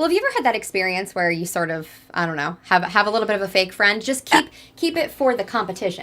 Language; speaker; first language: English; native; English